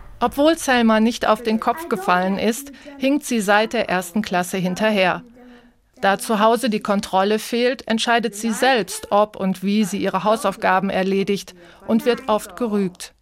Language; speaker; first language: German; native; German